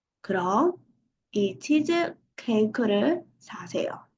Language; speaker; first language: Korean; non-native, fluent; Burmese